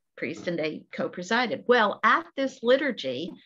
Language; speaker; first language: English; native; English